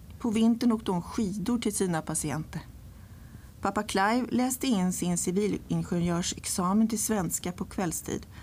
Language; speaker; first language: Swedish; early bilingual, other home language; English